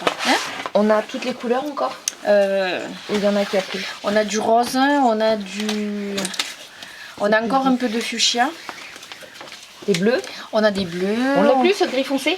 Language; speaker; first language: French; native; French